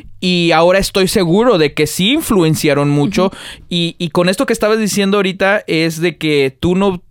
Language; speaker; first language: Spanish; early bilingual, heritage; Spanish